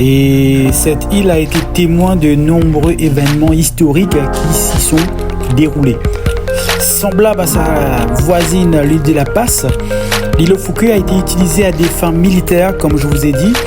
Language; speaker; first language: French; non-native, local second language; Morisyen